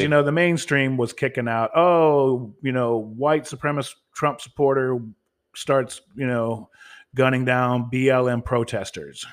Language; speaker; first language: English; native; English